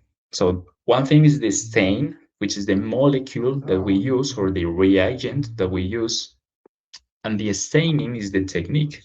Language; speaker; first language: English; non-native, learner; Spanish